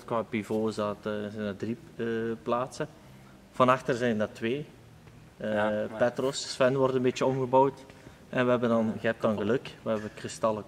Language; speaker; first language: Dutch; native; Dutch